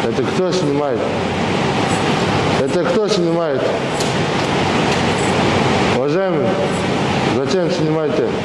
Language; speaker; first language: Russian; non-native, local second language; Kyrgyz